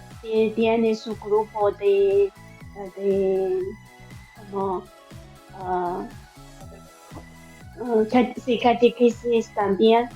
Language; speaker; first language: Spanish; non-native, learner; Chinese